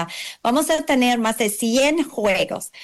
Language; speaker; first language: Spanish; non-native, learner; English